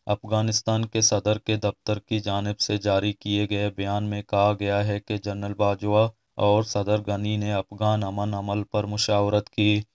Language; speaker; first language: Urdu; non-native, local second language; Baluchi